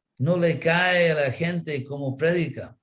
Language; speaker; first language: Spanish; non-native, fluent; English